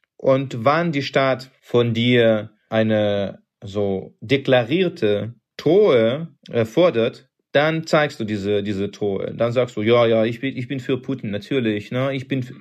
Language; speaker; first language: German; non-native, fluent; Russian